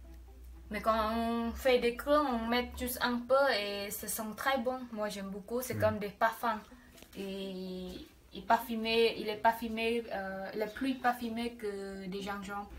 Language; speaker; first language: French; non-native, learner; Khmer